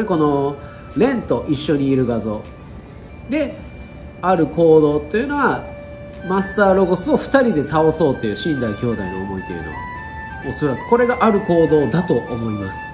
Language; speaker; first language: Japanese; native; Japanese